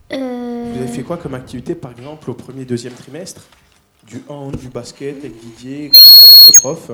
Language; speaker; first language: French; native; French